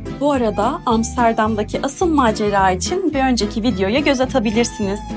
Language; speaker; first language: Turkish; native; Turkish